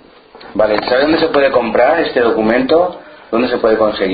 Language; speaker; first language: Spanish; native; Spanish